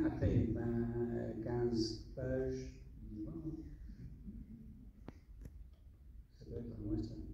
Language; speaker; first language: French; non-native, fluent; English